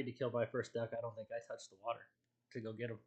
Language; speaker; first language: English; native; English